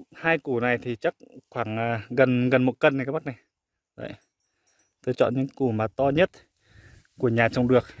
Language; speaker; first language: Vietnamese; non-native, local second language; Iu Mien